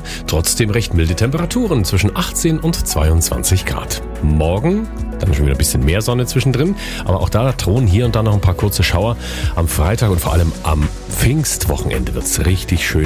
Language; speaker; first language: German; native; German